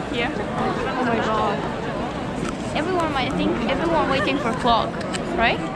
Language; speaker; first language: English; non-native, learner; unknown